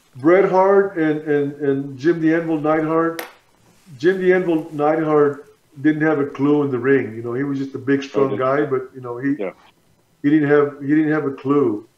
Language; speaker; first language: English; native; English